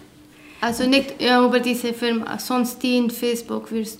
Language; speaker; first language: German; non-native, learner; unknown